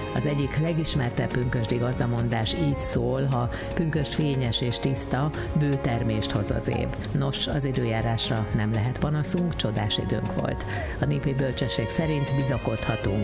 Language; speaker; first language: Hungarian; native; Hungarian